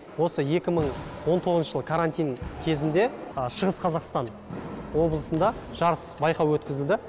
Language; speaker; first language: Kazakh; non-native, local second language; Russian